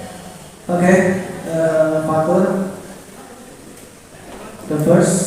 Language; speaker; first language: English; non-native, learner; Indonesian